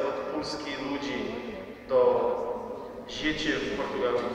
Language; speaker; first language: Polish; non-native, learner; Portuguese